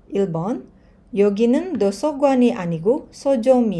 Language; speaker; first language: Korean; non-native, fluent; Indonesian